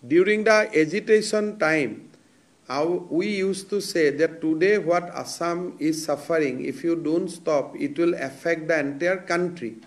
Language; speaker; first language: English; non-native, local second language; Assamese